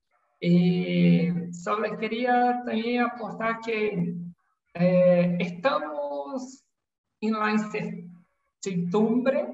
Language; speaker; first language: Spanish; non-native, learner; Portuguese